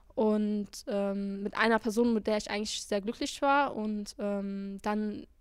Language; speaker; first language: German; native; German